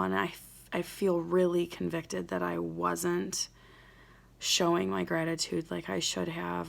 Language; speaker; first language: English; native; English